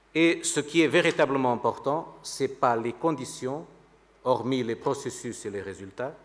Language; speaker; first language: French; non-native, fluent; Portuguese